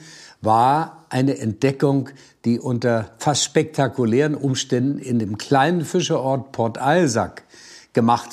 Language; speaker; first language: German; native; German